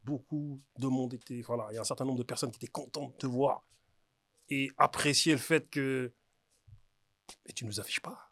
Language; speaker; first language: French; early bilingual, other home language; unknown